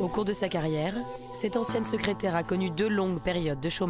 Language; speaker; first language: French; native; French